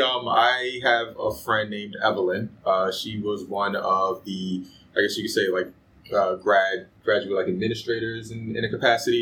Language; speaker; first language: English; early bilingual, other home language; Akan